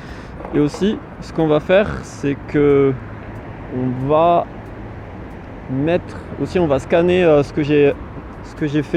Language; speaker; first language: French; native; French